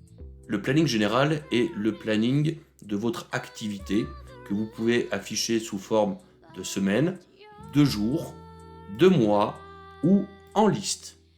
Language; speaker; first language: French; native; French